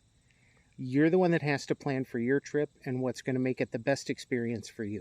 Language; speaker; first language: English; native; English